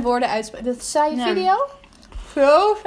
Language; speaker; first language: Dutch; native; Dutch